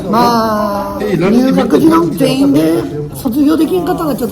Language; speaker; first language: Japanese; non-native, fluent; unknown